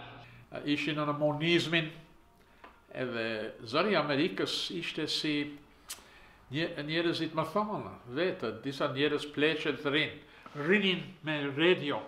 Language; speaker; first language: Albanian; early bilingual, heritage; Albanian